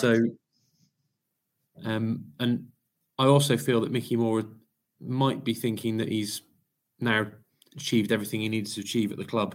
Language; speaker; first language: English; native; English